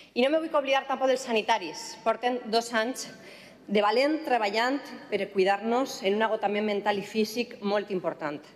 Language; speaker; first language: Catalan; non-native, local second language; Spanish